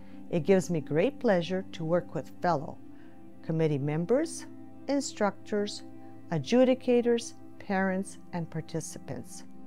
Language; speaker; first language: English; early bilingual, other home language; Ukrainian